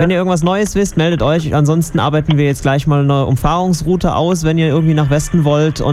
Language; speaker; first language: German; native; German